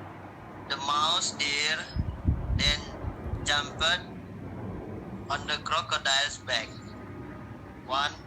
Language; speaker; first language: English; non-native, learner; Indonesian